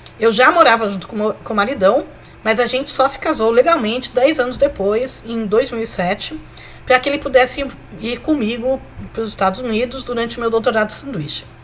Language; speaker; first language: Portuguese; early bilingual, other home language; Spanish